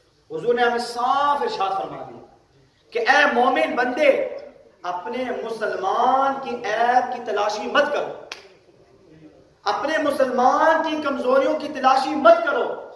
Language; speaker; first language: Urdu; early bilingual, other home language; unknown